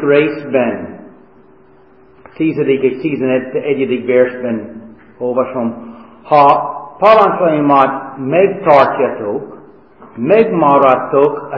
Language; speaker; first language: Hungarian; non-native, fluent; English